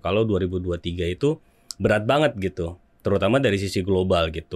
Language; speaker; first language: Indonesian; native; Indonesian